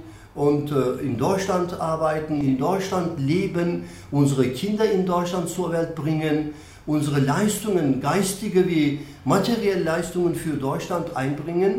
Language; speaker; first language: German; non-native, fluent; Turkish